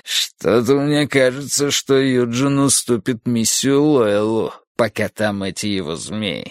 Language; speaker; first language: Russian; native; Russian